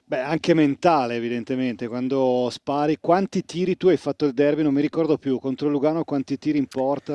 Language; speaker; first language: Italian; native; Italian